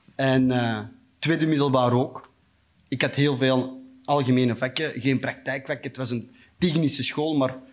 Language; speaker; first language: Dutch; non-native, local second language; Turkish